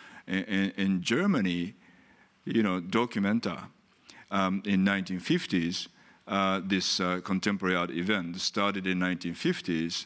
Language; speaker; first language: English; non-native, fluent; Japanese